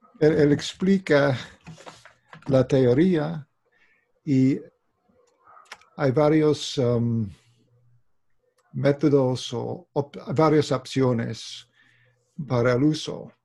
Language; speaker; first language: Spanish; non-native, fluent; English